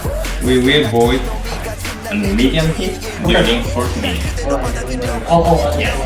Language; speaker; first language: English; non-native, learner; Korean